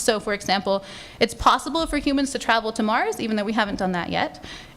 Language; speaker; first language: English; native; English